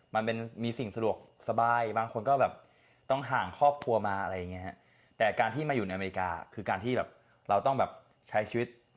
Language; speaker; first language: Thai; native; Thai